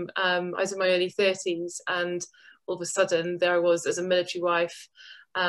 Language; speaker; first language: English; native; English